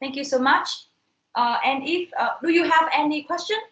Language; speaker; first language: English; non-native, fluent; Vietnamese